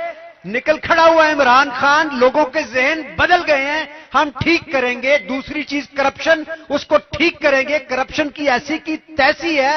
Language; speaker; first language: Urdu; native; Urdu